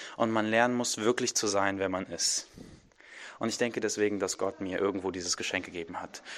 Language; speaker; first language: German; early bilingual, other home language; Arabic